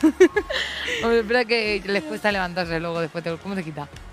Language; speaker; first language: Spanish; native; Spanish